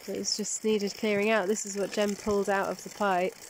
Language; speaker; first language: English; native; English